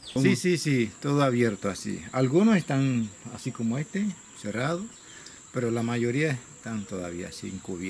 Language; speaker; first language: Spanish; non-native, local second language; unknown